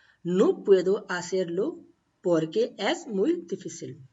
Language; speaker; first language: Spanish; non-native, fluent; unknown